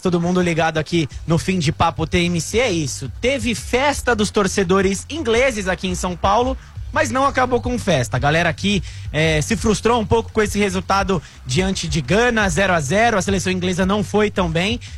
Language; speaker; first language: Portuguese; native; Portuguese